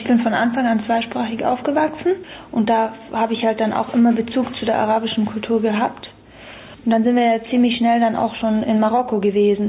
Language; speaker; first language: German; early bilingual, other home language; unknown